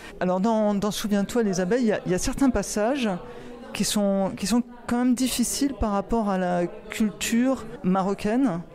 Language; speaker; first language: French; native; French